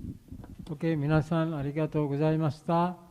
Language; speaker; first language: Japanese; non-native, learner; Bangla